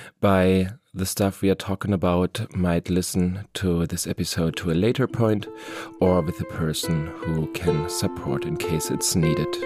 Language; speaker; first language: English; non-native, fluent; German